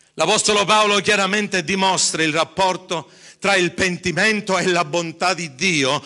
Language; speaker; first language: Italian; early bilingual, heritage; English